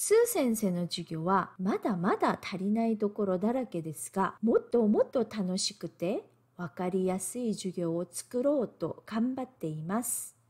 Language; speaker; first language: Japanese; non-native, fluent; Korean